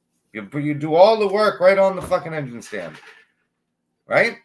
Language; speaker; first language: English; native; English